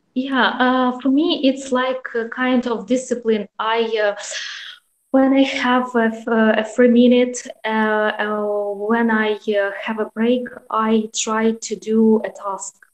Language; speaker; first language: English; non-native, learner; Russian